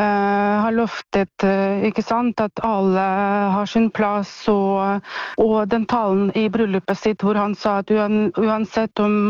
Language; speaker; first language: Norwegian; non-native, fluent; Ukrainian